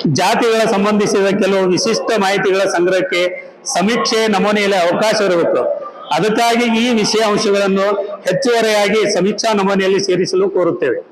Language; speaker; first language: Kannada; non-native, local second language; Lambadi